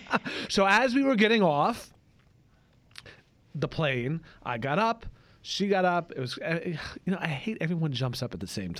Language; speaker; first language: English; native; English